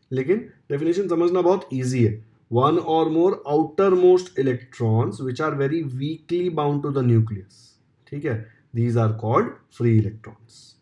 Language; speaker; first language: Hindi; non-native, local second language; Marathi